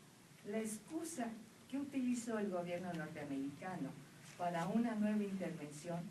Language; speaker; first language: Spanish; native; Spanish